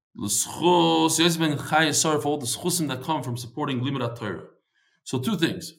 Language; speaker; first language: English; native; English